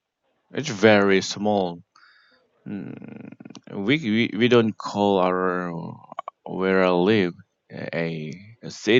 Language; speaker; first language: English; non-native, learner; Korean